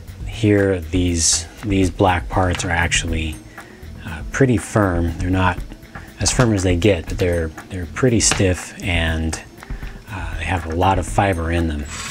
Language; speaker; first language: English; native; English